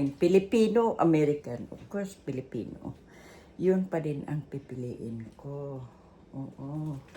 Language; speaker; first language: Filipino; non-native, local second language; Cebuano